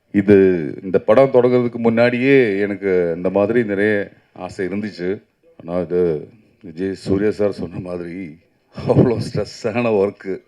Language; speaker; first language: Tamil; non-native, learner; Malayalam